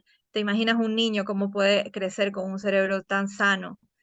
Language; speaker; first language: Spanish; native; Spanish